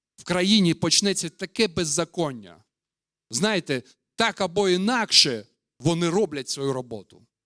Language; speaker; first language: Ukrainian; non-native, local second language; Russian